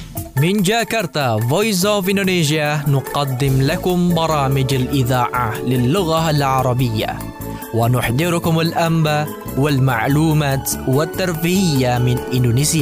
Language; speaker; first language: Arabic; non-native, fluent; Indonesian